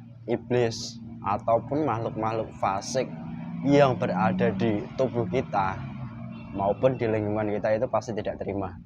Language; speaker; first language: Indonesian; native; Indonesian